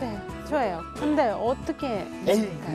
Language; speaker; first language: Korean; non-native, fluent; Russian